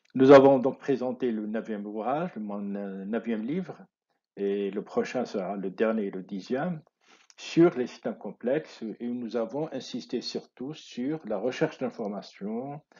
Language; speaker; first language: French; non-native, local second language; Arabic